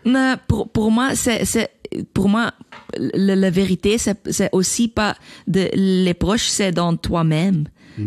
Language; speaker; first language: French; non-native, learner; Dutch